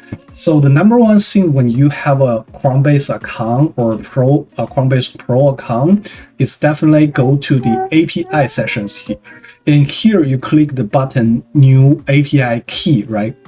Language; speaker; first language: English; non-native, fluent; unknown